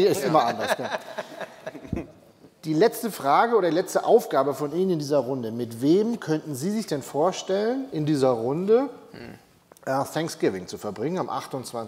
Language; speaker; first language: German; native; German